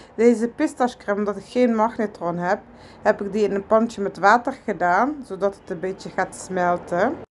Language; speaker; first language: Dutch; early bilingual, other home language; Arabic